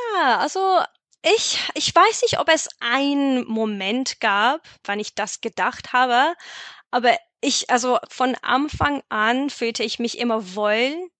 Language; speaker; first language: German; non-native, fluent; English